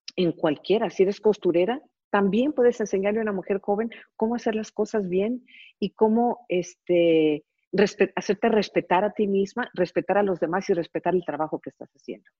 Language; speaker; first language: Spanish; early bilingual, heritage; Spanish